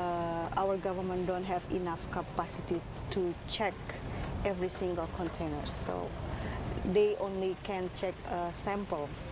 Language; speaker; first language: English; non-native, fluent; Indonesian